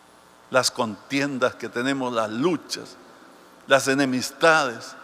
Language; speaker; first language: Spanish; native; Spanish